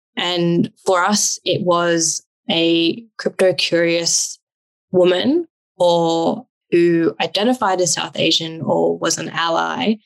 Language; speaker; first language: English; native; English